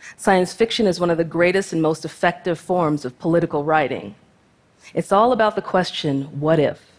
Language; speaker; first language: English; native; English